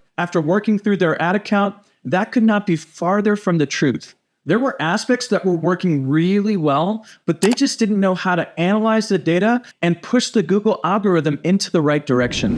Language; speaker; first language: English; native; English